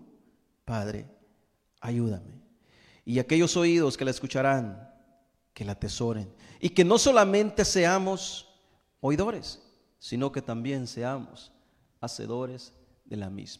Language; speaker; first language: Spanish; native; Spanish